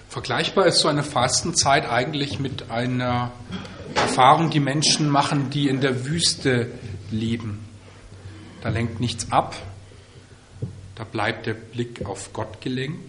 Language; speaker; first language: German; native; German